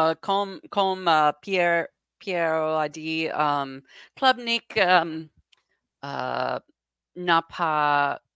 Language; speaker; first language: French; non-native, learner; English